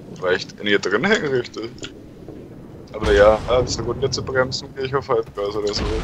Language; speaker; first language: German; native; German